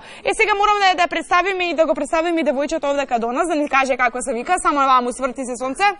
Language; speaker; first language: Macedonian; native; Macedonian